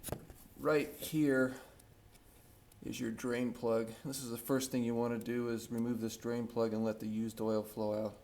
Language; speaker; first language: English; native; English